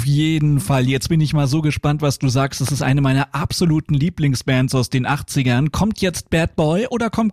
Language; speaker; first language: German; native; German